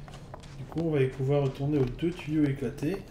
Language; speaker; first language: French; native; French